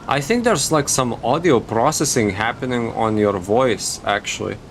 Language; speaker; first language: English; non-native, fluent; Lithuanian